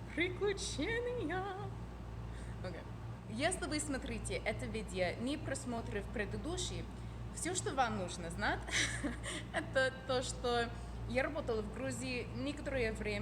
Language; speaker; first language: Russian; non-native, fluent; English